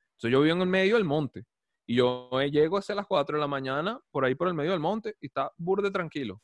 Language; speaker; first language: Spanish; native; Spanish